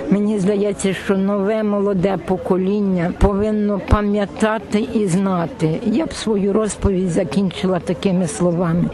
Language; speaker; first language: Ukrainian; native; Ukrainian